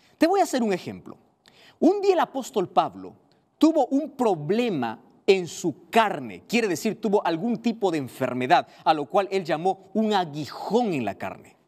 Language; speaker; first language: Spanish; native; Spanish